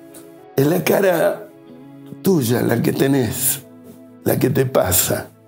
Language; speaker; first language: Spanish; native; Spanish